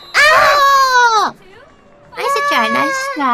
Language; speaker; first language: Japanese; non-native, learner; English